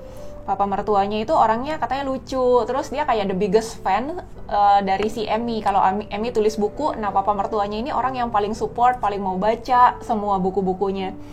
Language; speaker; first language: Indonesian; native; Indonesian